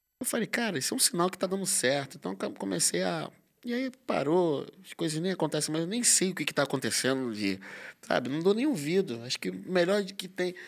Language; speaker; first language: Portuguese; native; Portuguese